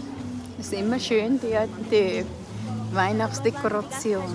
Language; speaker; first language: German; non-native, learner; Cebuano